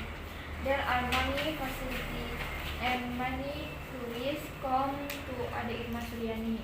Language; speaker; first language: English; non-native, learner; Indonesian